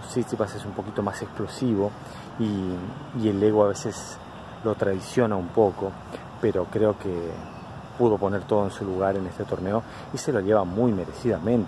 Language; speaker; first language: Spanish; native; Spanish